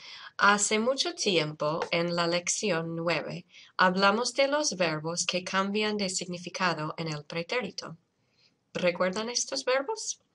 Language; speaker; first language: Spanish; non-native, fluent; English